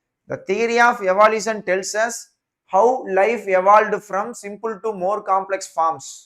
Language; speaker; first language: English; non-native, local second language; Tamil